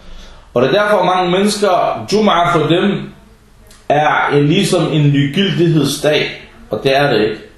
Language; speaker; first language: Danish; non-native, fluent; Arabic